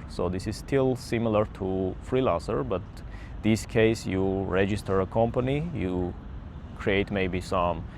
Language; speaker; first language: English; non-native, fluent; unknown